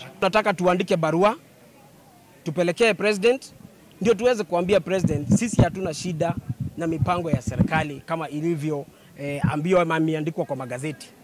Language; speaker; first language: Swahili; non-native, local second language; Kikuyu